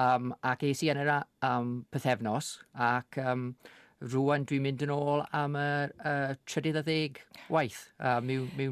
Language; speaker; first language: Welsh; non-native, fluent; English